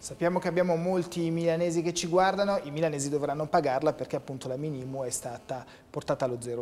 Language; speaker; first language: Italian; native; Italian